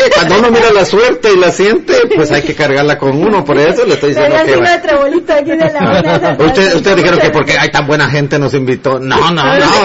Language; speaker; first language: Spanish; native; Spanish